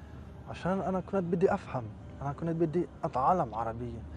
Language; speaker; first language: Arabic; non-native, learner; French